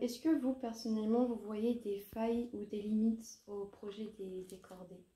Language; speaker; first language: French; native; French